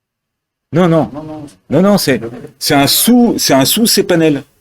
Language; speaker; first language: French; native; French